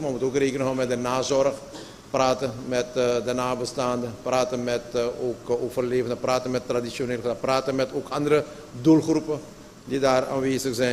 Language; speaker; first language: Dutch; native; Dutch